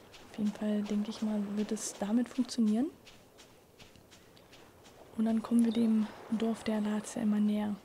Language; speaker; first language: German; native; German